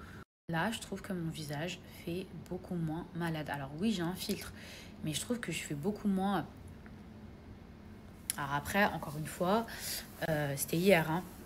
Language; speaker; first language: French; native; French